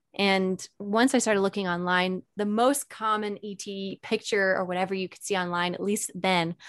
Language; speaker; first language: English; native; English